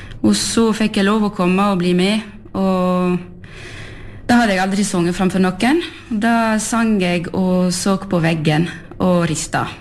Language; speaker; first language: Norwegian; non-native, fluent; French